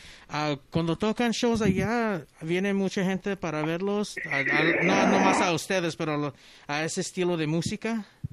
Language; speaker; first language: Spanish; non-native, learner; English